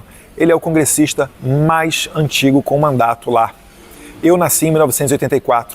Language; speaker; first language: Portuguese; native; Portuguese